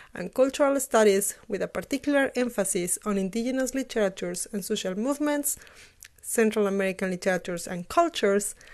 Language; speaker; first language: English; non-native, fluent; Spanish